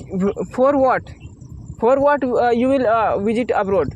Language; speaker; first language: English; non-native, learner; Hindi